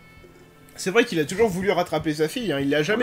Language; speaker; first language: French; native; French